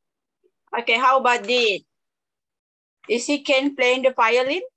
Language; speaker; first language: English; non-native, learner; Indonesian